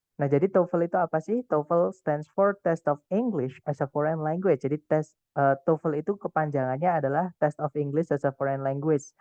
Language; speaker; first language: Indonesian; non-native, local second language; Javanese